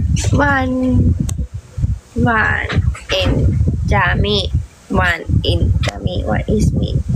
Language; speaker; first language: English; non-native, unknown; Thai